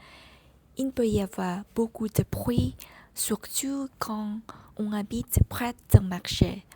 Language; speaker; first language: French; non-native, learner; Vietnamese